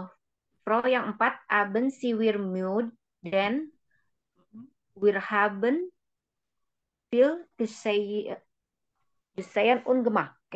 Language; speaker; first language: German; non-native, learner; Indonesian